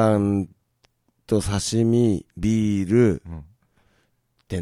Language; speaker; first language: Japanese; native; Japanese